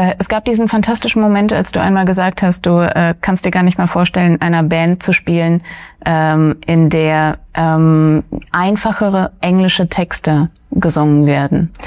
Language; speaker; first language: German; early bilingual, other home language; Russian